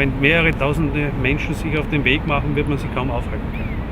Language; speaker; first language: German; native; German